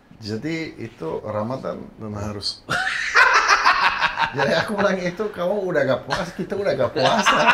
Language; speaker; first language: Indonesian; non-native, fluent; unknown